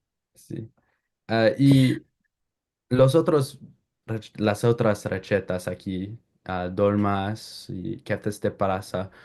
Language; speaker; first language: Spanish; non-native, learner; English